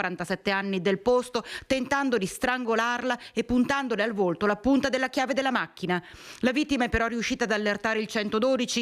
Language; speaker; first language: Italian; native; Italian